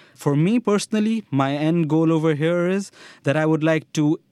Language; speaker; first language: English; non-native, local second language; Hindi